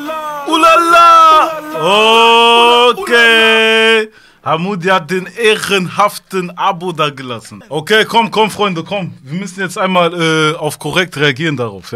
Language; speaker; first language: German; early bilingual, other home language; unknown